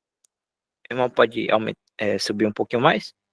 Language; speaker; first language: Portuguese; native; Portuguese